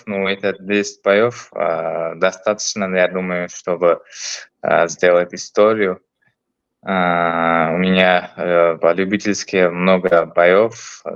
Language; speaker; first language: Russian; non-native, learner; Uzbek